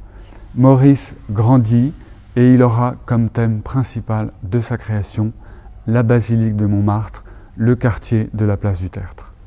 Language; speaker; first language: French; native; French